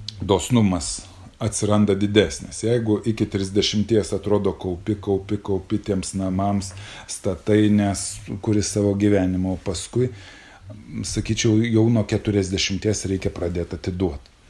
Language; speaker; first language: Lithuanian; native; Lithuanian